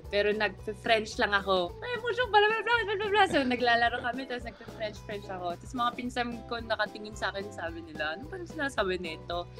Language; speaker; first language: Filipino; early bilingual, heritage; Filipino